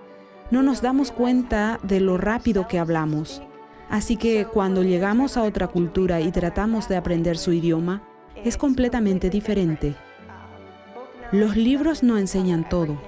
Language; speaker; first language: Spanish; non-native, fluent; English